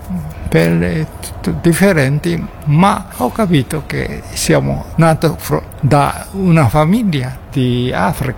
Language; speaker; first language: Italian; non-native, learner; Japanese